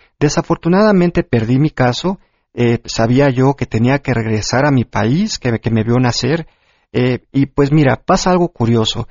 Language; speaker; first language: Spanish; early bilingual, heritage; Spanish